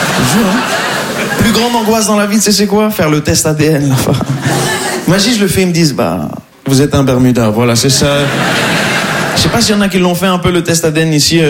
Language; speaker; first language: French; non-native, local second language; Arabic